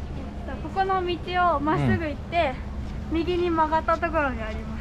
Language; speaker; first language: Japanese; native; Japanese